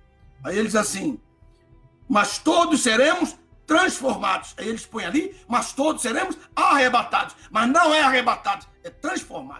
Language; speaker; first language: Portuguese; native; Portuguese